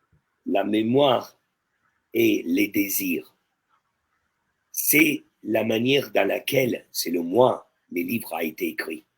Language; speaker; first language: French; non-native, fluent; Italian